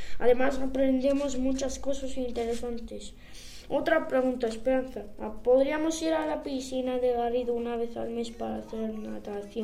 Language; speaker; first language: Spanish; early bilingual, other home language; Arabic